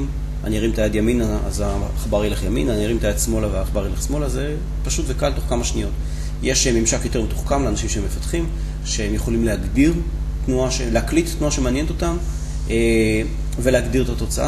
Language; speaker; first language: Hebrew; native; Hebrew